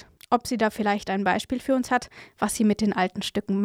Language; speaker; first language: German; native; German